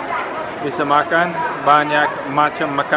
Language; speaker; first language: Indonesian; non-native, fluent; English